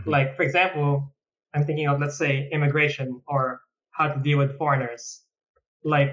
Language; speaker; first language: English; non-native, local second language; Filipino